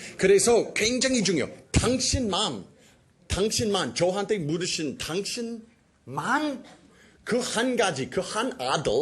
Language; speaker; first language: Korean; non-native, fluent; English